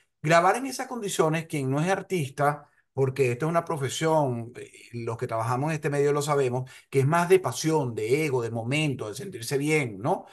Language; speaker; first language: Spanish; native; Spanish